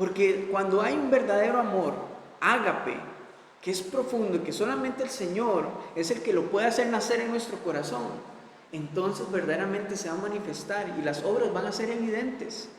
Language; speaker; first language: Spanish; native; Spanish